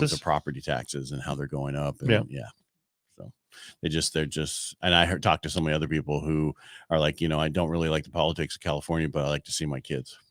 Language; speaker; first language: English; native; English